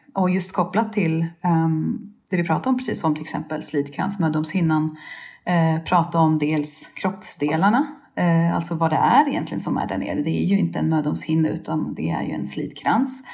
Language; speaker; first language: Swedish; native; Swedish